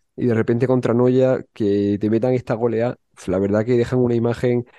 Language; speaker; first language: Spanish; native; Spanish